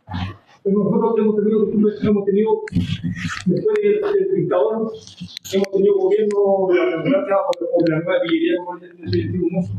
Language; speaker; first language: Spanish; native; Spanish